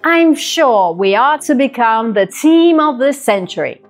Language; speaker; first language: English; non-native, fluent; Russian